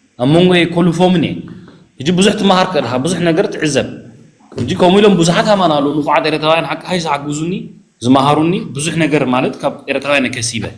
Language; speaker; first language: Tigrinya; early bilingual, heritage; Tigrinya